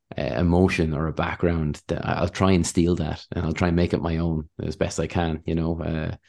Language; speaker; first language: English; native; English